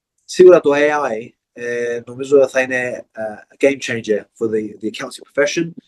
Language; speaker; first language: Greek; early bilingual, heritage; Greek